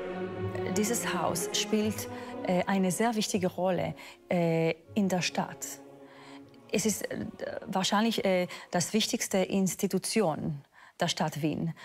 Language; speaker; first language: German; non-native, fluent; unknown